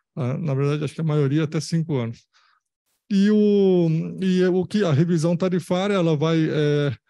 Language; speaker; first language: Portuguese; native; Portuguese